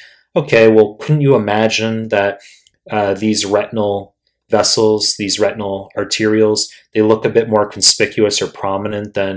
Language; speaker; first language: English; native; English